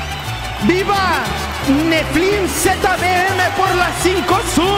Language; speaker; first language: Spanish; native; Spanish